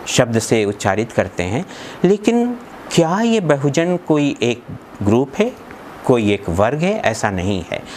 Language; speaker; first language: Hindi; native; Hindi